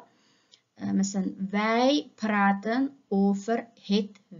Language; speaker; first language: Dutch; non-native, fluent; Uyghur